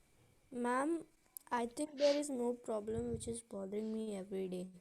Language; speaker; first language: English; non-native, learner; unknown